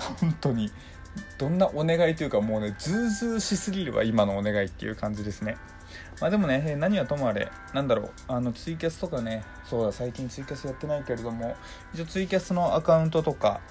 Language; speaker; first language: Japanese; native; Japanese